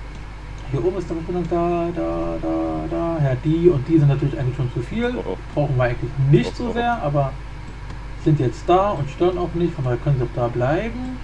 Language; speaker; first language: German; native; German